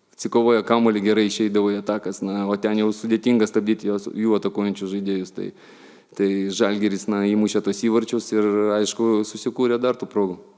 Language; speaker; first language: Lithuanian; native; Lithuanian